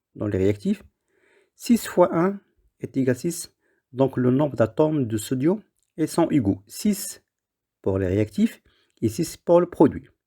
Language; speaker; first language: French; non-native, local second language; Arabic